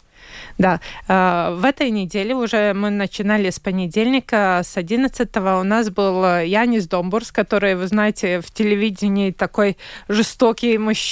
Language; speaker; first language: Russian; non-native, local second language; Latvian